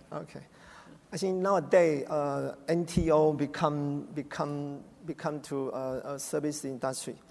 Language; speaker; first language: English; non-native, learner; Chinese